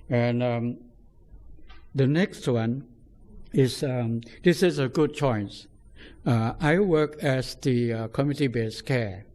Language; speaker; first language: English; non-native, fluent; Thai